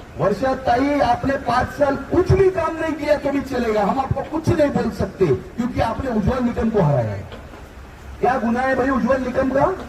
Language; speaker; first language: Hindi; non-native, local second language; Marathi